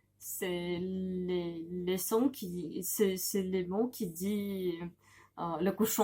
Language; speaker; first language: French; non-native, learner; Russian